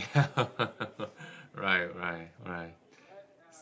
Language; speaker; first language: English; non-native, learner; Korean